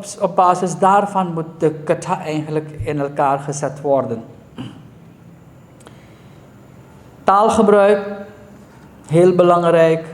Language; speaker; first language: Dutch; non-native, local second language; Caribbean Hindustani